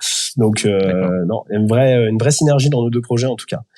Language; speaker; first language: French; native; French